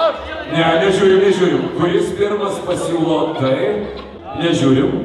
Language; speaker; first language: Lithuanian; native; Lithuanian